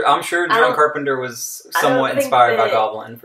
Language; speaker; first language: English; native; English